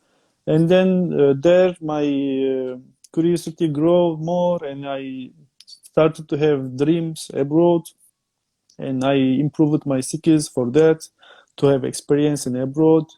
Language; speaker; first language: English; non-native, fluent; Turkish